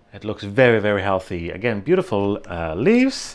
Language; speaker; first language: English; non-native, fluent; Dutch